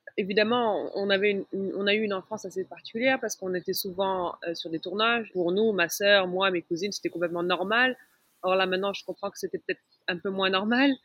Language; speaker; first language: French; non-native, local second language; Arabic